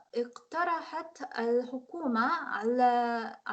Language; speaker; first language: Arabic; non-native, learner; Korean